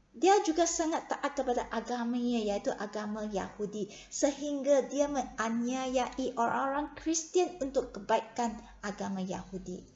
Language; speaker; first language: Malay; non-native, local second language; Chinese